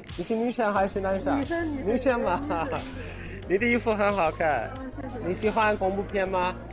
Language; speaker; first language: Chinese; non-native, learner; Turkish